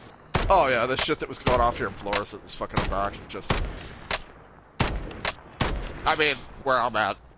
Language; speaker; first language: English; native; English